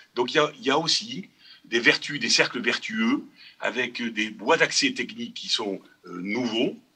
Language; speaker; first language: French; native; French